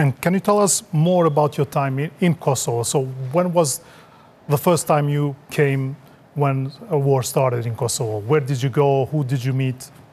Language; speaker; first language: English; non-native, fluent; Albanian